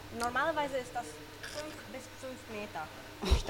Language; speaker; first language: German; non-native, learner; Czech